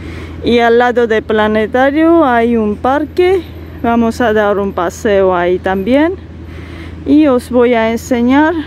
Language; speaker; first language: Spanish; non-native, fluent; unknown